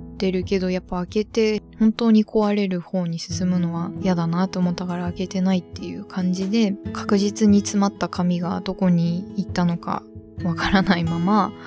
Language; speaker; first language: Japanese; native; Japanese